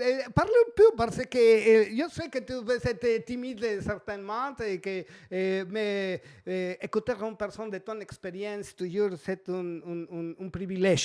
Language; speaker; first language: French; non-native, learner; Spanish